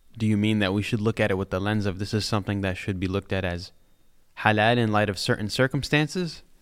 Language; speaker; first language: English; native; English